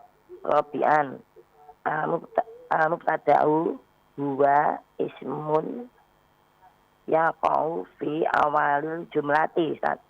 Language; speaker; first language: Arabic; non-native, learner; Indonesian